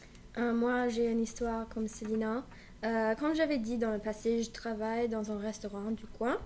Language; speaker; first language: French; non-native, fluent; English